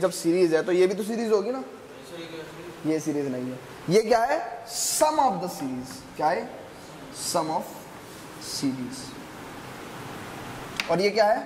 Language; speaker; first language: Hindi; native; Hindi